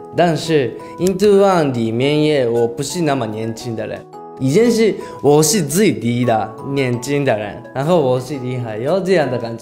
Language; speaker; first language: Chinese; non-native, learner; Japanese